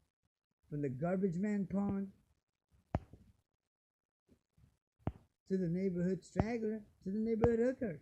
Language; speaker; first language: English; native; English